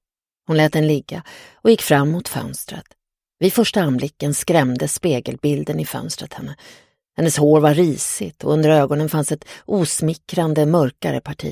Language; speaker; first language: Swedish; native; Swedish